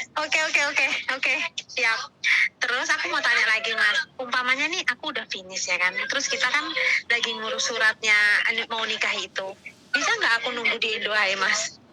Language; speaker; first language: Indonesian; non-native, local second language; Javanese